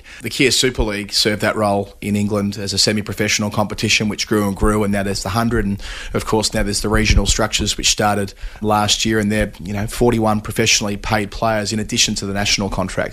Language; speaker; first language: English; native; English